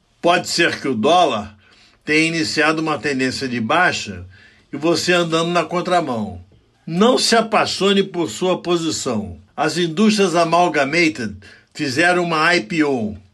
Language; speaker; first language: Portuguese; native; Portuguese